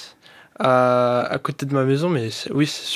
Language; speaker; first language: French; early bilingual, heritage; French